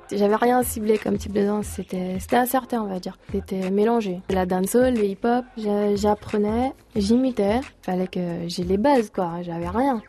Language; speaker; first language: French; early bilingual, other home language; Portuguese